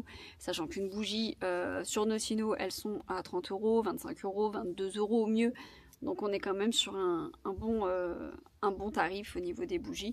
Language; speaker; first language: French; native; French